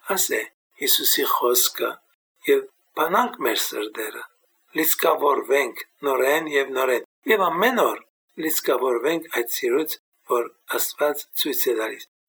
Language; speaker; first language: Armenian; native; Armenian